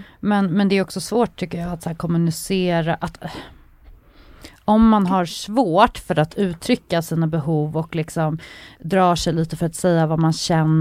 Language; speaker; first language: Swedish; native; Swedish